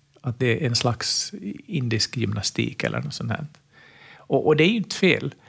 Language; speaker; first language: Swedish; native; Swedish